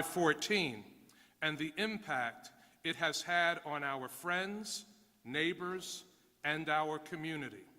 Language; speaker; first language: English; native; English